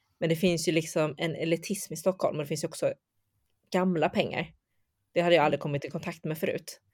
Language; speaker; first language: Swedish; early bilingual, other home language; Chinese